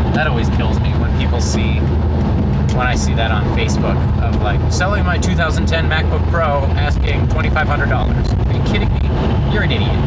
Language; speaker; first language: English; native; English